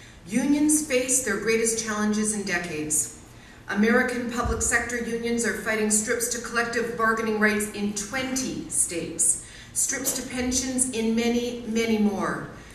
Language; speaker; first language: English; native; English